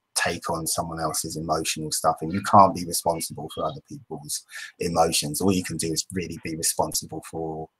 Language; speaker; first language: English; native; English